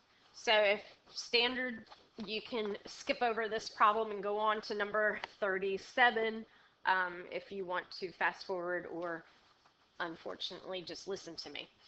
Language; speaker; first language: English; native; English